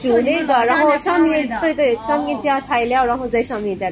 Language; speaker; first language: Chinese; non-native, learner; Urdu